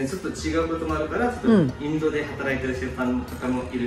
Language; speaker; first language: Japanese; non-native, fluent; Nepali